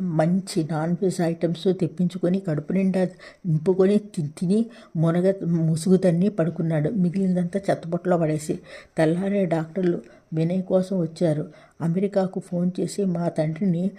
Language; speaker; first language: Telugu; native; Telugu